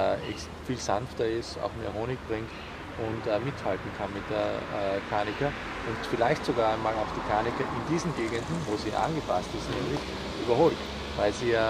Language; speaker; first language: German; native; German